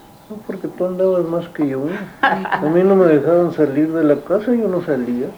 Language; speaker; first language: Spanish; native; Spanish